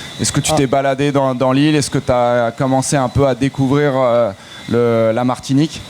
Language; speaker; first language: French; native; French